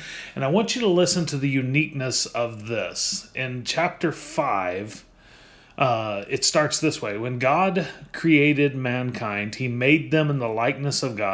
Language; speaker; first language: English; native; English